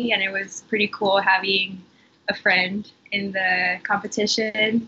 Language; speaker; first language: English; early bilingual, other home language; Spanish